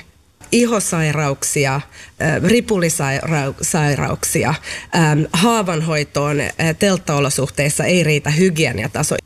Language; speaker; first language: Finnish; native; Finnish